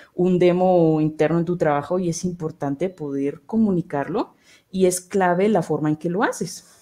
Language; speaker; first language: Spanish; native; Spanish